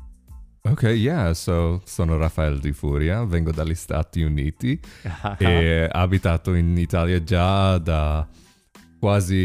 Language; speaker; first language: Italian; non-native, learner; English